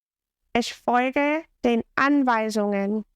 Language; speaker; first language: German; non-native, fluent; English